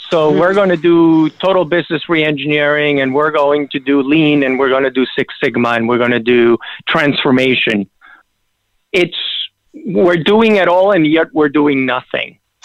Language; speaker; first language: English; non-native, fluent; Spanish